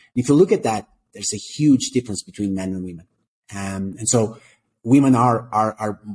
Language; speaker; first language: English; non-native, fluent; Portuguese